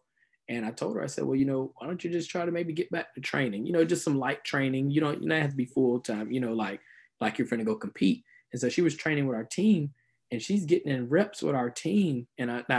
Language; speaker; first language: English; native; English